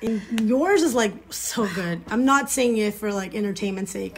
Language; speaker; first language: English; non-native, fluent; Portuguese